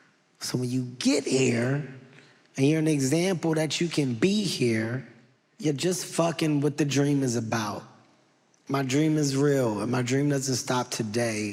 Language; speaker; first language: English; native; English